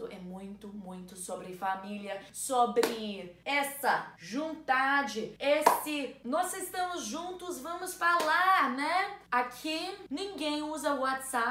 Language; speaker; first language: Portuguese; non-native, learner; English